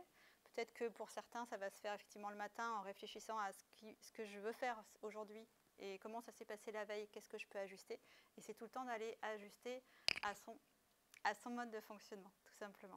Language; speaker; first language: French; native; French